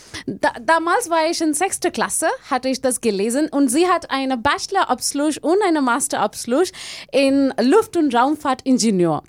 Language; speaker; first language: German; non-native, learner; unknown